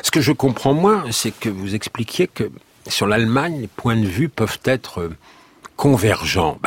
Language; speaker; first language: French; native; French